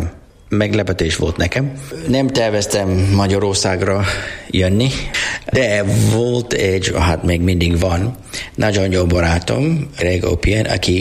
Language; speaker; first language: Hungarian; non-native, learner; English